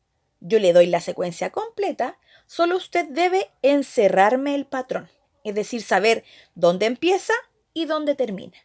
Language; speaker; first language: Spanish; native; Spanish